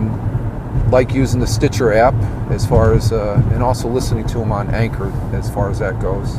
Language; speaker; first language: English; native; English